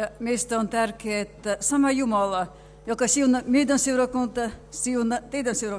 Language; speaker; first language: Finnish; non-native, fluent; Russian